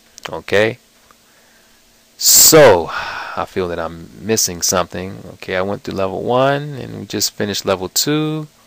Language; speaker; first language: English; native; English